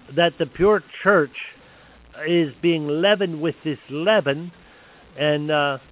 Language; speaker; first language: English; early bilingual, other home language; Pennsylvania German